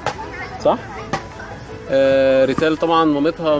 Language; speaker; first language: Arabic; native; Arabic